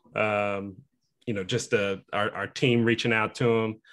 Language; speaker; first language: English; native; English